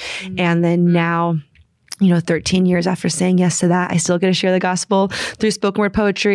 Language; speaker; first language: English; native; English